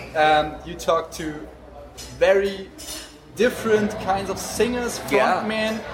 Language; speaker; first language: English; non-native, fluent; German